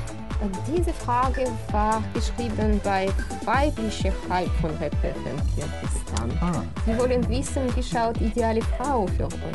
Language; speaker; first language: German; non-native, learner; Russian